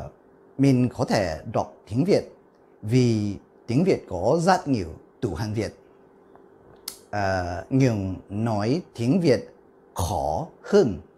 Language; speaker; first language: Vietnamese; non-native, learner; Cantonese